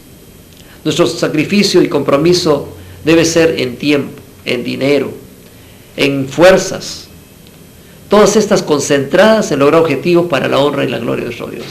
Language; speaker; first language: Spanish; native; Spanish